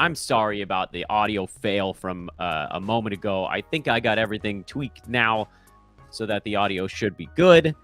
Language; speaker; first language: English; native; English